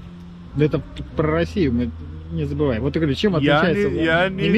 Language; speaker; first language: Russian; native; Russian